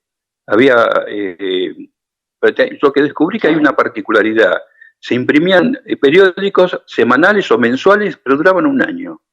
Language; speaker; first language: Spanish; native; Spanish